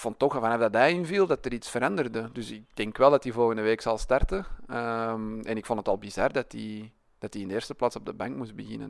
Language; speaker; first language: Dutch; native; Dutch